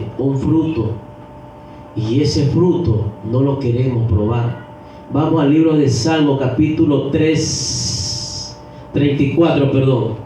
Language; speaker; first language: Spanish; native; Spanish